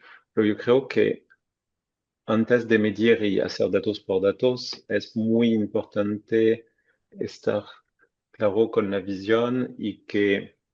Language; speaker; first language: Spanish; non-native, fluent; French